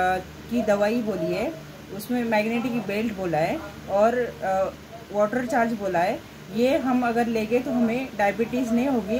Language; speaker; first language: Hindi; native; Hindi